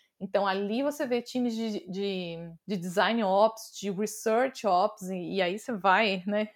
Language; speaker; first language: Portuguese; native; Portuguese